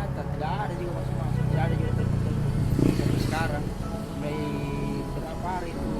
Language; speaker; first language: Indonesian; non-native, local second language; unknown